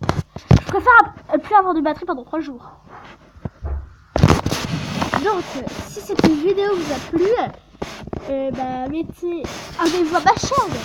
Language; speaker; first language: French; native; French